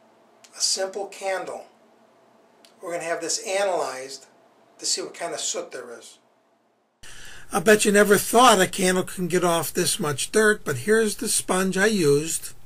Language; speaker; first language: English; native; English